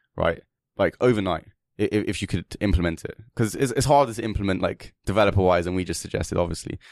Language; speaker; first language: English; native; English